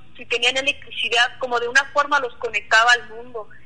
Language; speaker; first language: Spanish; non-native, local second language; Plautdietsch